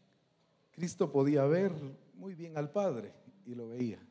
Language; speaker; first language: Spanish; native; Spanish